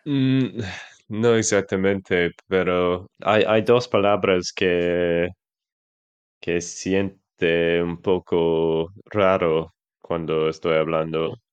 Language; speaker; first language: Spanish; non-native, learner; English